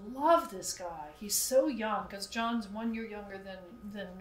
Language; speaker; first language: English; native; English